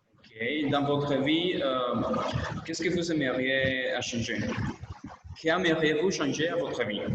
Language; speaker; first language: French; non-native, learner; Spanish